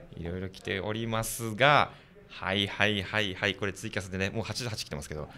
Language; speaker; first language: Japanese; native; Japanese